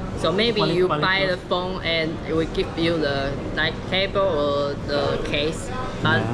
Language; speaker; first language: English; non-native, learner; Chinese